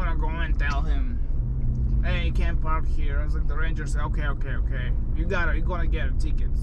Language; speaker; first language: English; non-native, fluent; Russian